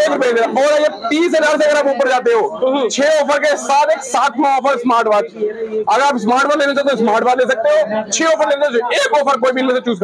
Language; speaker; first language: Hindi; native; Hindi